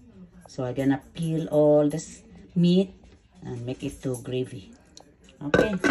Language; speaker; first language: English; non-native, learner; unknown